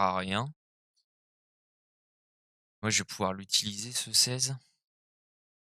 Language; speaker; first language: French; native; French